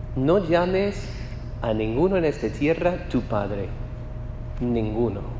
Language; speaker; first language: Spanish; non-native, fluent; English